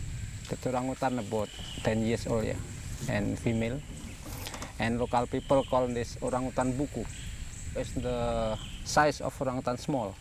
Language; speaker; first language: English; non-native, learner; Indonesian